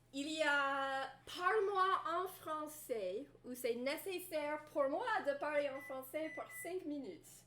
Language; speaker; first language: French; non-native, fluent; English